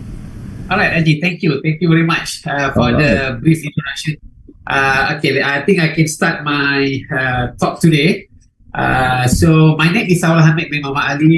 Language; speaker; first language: English; non-native, fluent; Malay